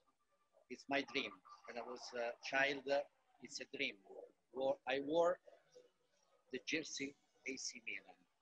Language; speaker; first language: English; non-native, learner; Italian